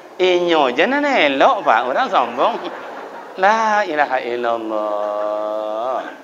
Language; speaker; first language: Malay; non-native, local second language; Minangkabau